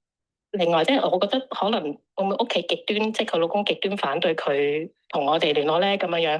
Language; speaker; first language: Cantonese; native; Cantonese